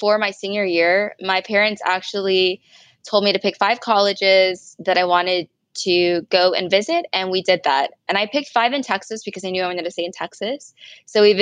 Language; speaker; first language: English; native; English